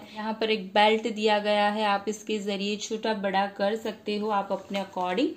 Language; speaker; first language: Hindi; non-native, local second language; Bangla